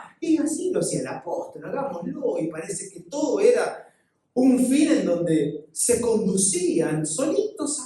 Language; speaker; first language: Spanish; native; Spanish